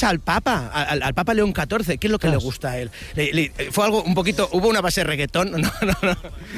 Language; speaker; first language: Spanish; native; Spanish